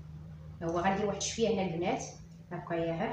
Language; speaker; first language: Arabic; native; Arabic